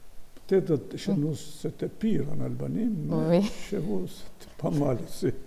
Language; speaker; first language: French; non-native, fluent; Albanian